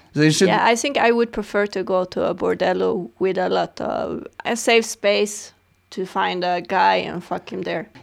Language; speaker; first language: English; non-native, fluent; Swedish